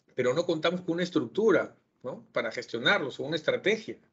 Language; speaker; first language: Spanish; native; Spanish